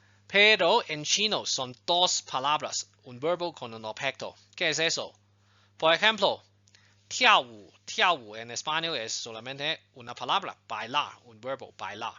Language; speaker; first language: Spanish; non-native, fluent; Chinese